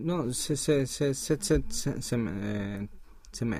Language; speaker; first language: French; non-native, learner; Spanish